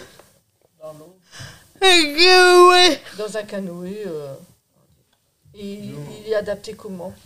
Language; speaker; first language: French; native; French